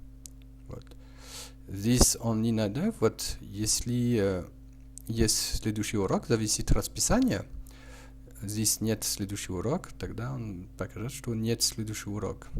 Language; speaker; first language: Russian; non-native, learner; French